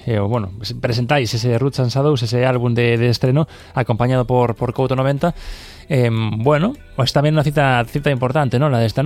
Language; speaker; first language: Spanish; native; Spanish